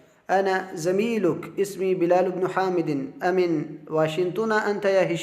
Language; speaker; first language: Arabic; non-native, fluent; Urdu